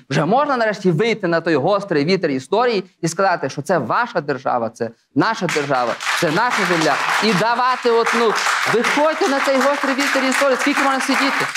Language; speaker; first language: Ukrainian; native; Ukrainian